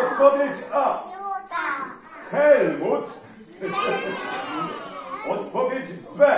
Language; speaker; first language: Polish; native; Polish